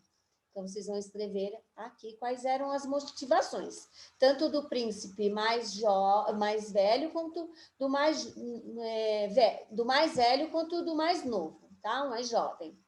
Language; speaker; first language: Portuguese; native; Portuguese